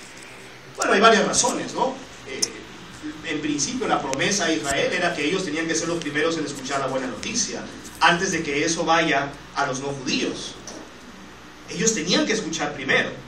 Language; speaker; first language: Spanish; native; Spanish